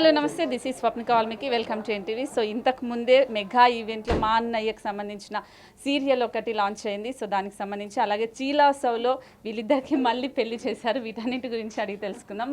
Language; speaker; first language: Telugu; native; Telugu